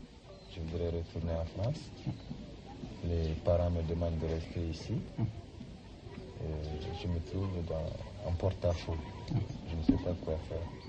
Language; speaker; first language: French; non-native, local second language; Soninke